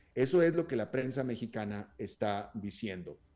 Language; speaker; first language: Spanish; native; Spanish